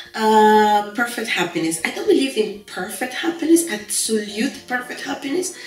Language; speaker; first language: English; non-native, fluent; Spanish